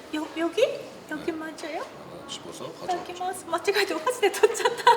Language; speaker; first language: Korean; non-native, learner; Japanese